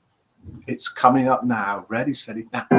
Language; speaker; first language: English; native; English